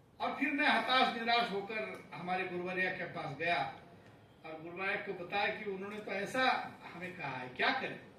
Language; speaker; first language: Hindi; non-native, local second language; Marathi